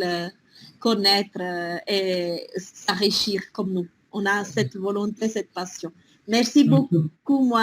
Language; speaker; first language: French; non-native, fluent; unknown